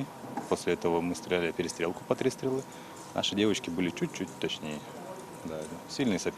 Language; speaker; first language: Russian; native; Russian